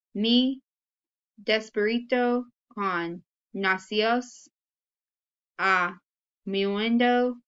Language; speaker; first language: Spanish; non-native, learner; English